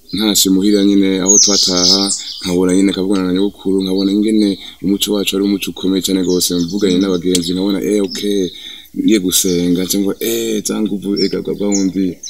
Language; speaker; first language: Rundi; early bilingual, heritage; Rundi